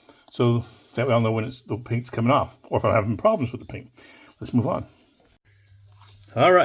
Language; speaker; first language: English; native; English